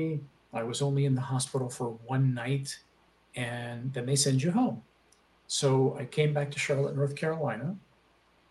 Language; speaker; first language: English; native; English